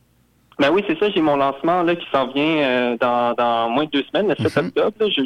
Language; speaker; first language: French; native; French